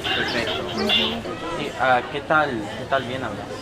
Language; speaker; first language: Spanish; non-native, learner; English